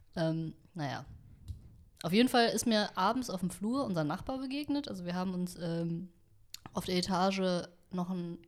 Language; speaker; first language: German; early bilingual, other home language; Vietnamese